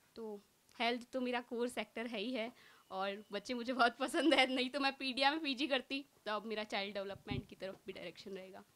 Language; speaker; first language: Hindi; native; Hindi